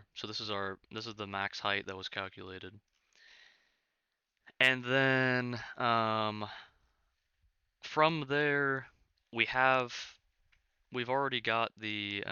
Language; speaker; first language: English; native; English